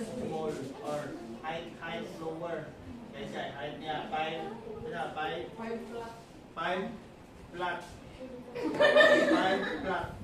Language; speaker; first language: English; non-native, local second language; Cebuano